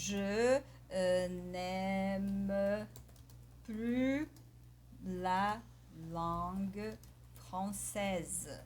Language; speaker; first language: French; non-native, fluent; Portuguese